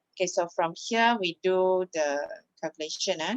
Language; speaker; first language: English; non-native, local second language; Malay